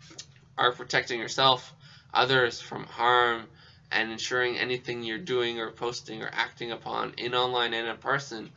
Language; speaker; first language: English; native; English